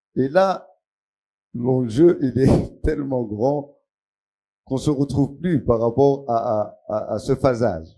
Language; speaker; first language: French; non-native, local second language; Arabic